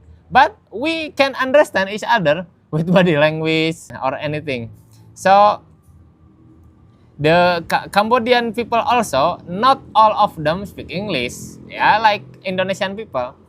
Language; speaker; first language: English; non-native, learner; Indonesian